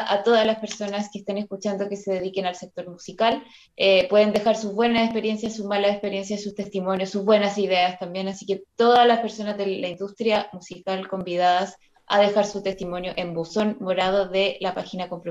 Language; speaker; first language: Spanish; native; Spanish